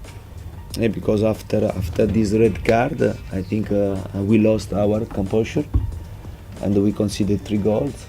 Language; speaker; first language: English; non-native, fluent; Italian